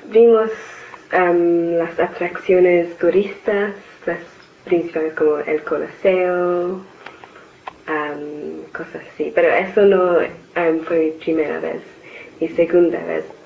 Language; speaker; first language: Spanish; non-native, learner; English